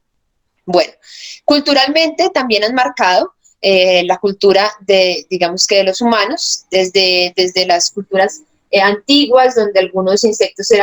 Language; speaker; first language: Spanish; native; Spanish